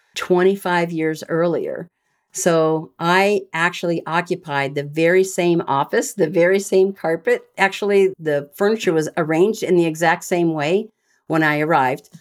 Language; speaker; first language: English; native; English